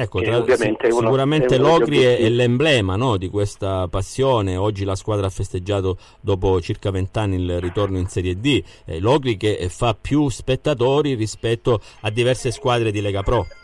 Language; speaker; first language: Italian; native; Italian